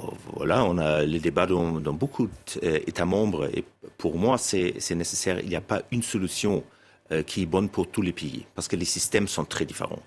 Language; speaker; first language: French; non-native, fluent; German